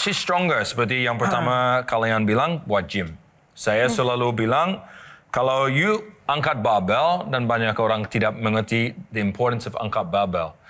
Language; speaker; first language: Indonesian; non-native, learner; English